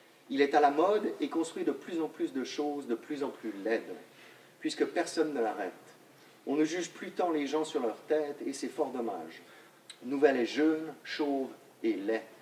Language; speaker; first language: French; native; French